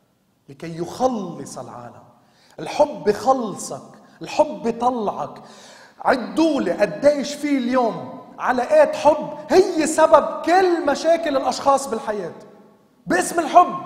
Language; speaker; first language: Arabic; native; Arabic